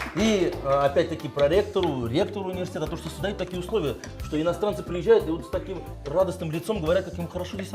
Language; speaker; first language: Russian; native; Russian